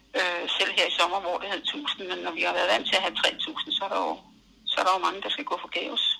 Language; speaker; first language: Danish; native; Danish